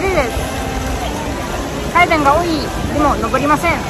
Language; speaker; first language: Japanese; non-native, fluent; German